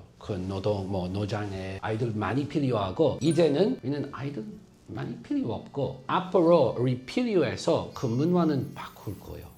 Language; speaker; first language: Korean; non-native, fluent; English